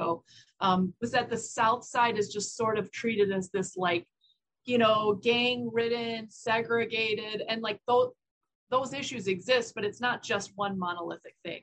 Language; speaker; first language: English; native; English